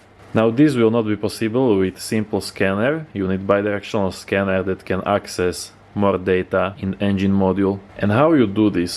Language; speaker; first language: English; non-native, fluent; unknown